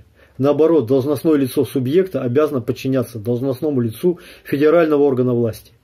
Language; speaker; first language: Russian; native; Russian